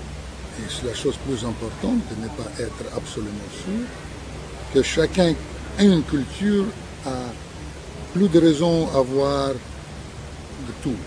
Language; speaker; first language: French; non-native, fluent; Russian